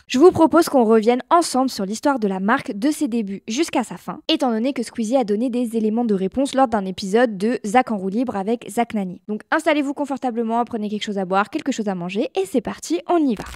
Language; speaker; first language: French; native; French